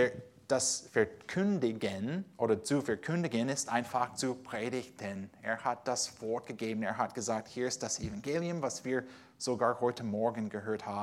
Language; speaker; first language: German; non-native, fluent; English